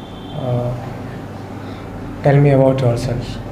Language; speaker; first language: English; non-native, learner; Hindi